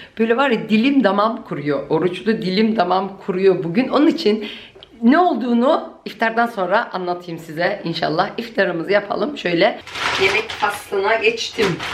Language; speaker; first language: Turkish; early bilingual, heritage; Turkish